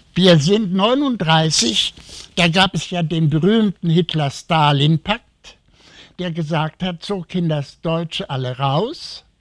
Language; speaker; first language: German; native; German